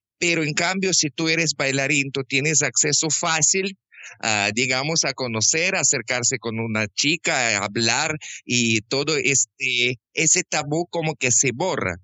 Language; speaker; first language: Spanish; non-native, fluent; Russian